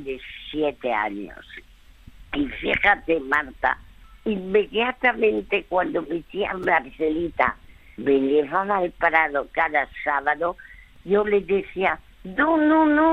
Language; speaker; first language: Spanish; early bilingual, other home language; French